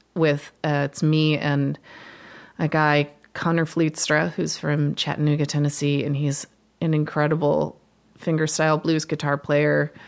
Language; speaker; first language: English; native; English